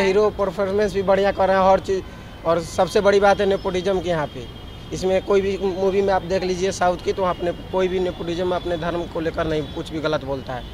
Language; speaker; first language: Hindi; native; Hindi